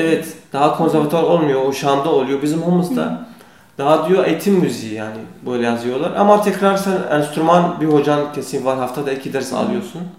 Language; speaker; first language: Turkish; non-native, learner; Kurdish